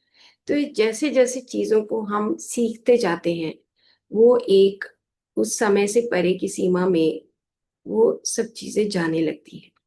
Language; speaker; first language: Hindi; native; Hindi